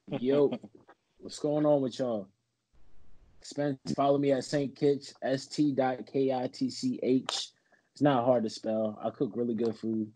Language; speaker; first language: English; native; English